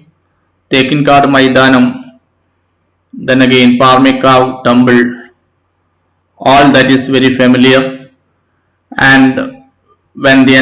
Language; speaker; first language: English; non-native, local second language; Malayalam